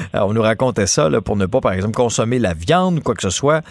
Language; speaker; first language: French; native; French